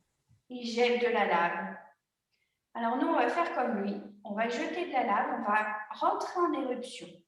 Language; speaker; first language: French; native; French